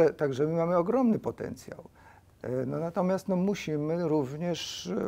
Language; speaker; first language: Polish; early bilingual, heritage; Polish